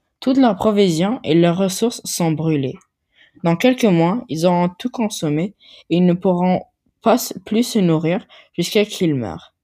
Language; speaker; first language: French; non-native, learner; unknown